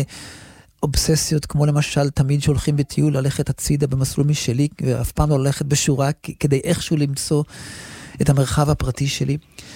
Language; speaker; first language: Hebrew; native; Hebrew